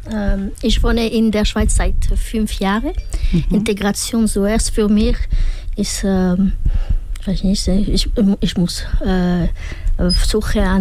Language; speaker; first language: German; non-native, learner; French